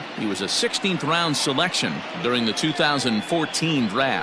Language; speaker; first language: English; native; English